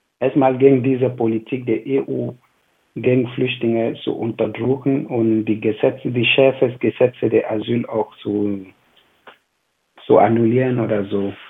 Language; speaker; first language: German; non-native, fluent; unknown